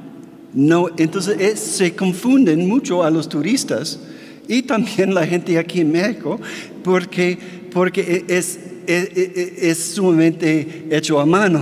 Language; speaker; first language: Spanish; non-native, fluent; English